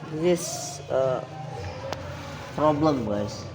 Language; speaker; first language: English; non-native, learner; Indonesian